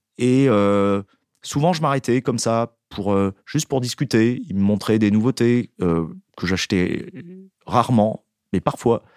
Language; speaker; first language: French; native; French